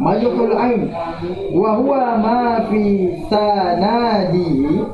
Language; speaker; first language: Arabic; non-native, fluent; Indonesian